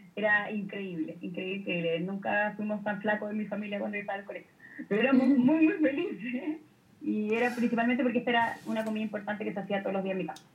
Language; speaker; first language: Spanish; native; Spanish